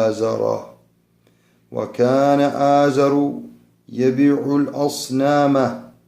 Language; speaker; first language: Arabic; non-native, fluent; English